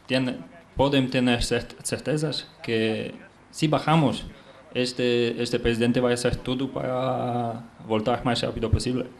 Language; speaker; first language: Spanish; non-native, learner; Polish